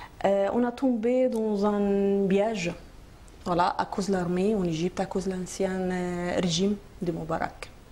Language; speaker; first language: French; non-native, learner; Arabic